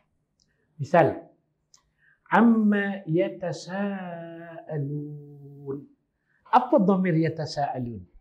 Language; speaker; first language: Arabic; non-native, fluent; Malay